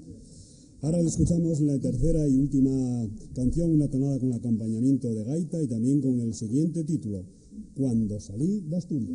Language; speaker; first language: Spanish; native; Spanish